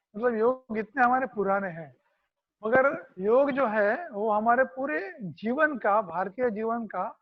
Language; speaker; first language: Hindi; non-native, local second language; Marathi